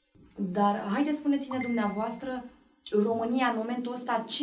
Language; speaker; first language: Romanian; native; Romanian